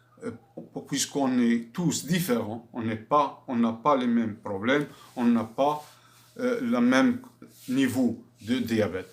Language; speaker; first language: French; non-native, fluent; Arabic